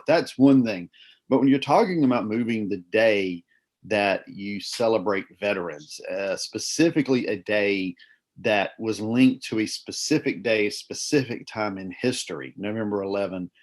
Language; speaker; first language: English; native; English